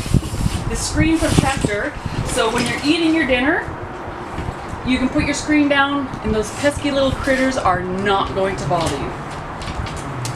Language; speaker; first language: English; native; English